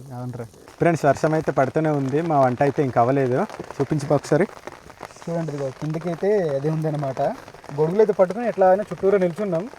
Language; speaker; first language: Telugu; non-native, local second language; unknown